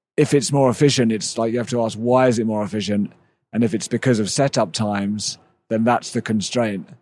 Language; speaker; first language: English; native; English